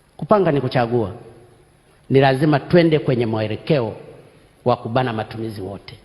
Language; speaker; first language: Swahili; non-native, local second language; Sukuma